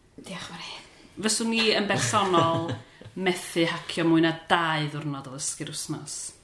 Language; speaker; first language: Welsh; native; Welsh